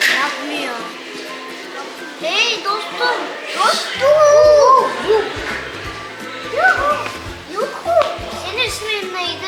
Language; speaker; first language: Turkish; early bilingual, other home language; Persian